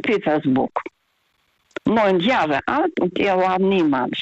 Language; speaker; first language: German; non-native, fluent; Russian